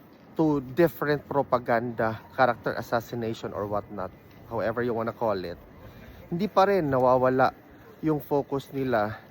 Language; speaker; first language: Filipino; native; Filipino